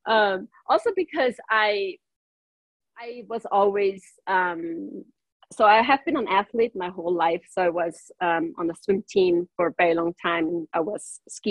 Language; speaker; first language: English; non-native, fluent; German